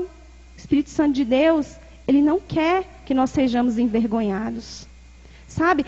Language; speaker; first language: Portuguese; native; Portuguese